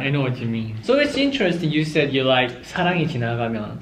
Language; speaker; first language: English; non-native, fluent; Korean